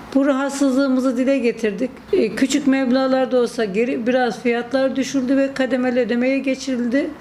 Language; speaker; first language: Turkish; native; Turkish